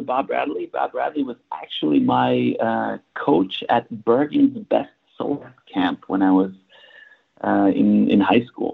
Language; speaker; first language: English; native; English